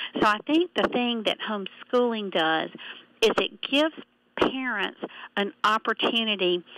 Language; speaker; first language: English; native; English